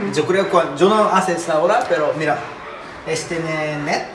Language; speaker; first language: Spanish; non-native, learner; Japanese